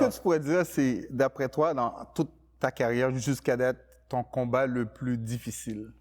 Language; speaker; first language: French; native; French